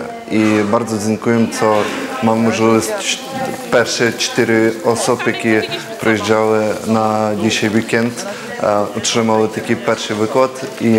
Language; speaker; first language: Polish; non-native, learner; Ukrainian